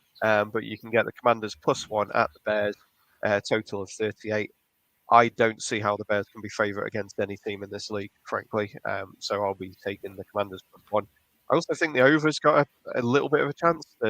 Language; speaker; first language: English; native; English